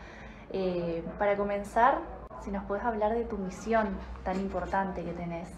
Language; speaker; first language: Spanish; native; Spanish